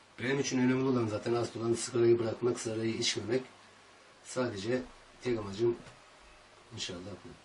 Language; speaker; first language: Turkish; native; Turkish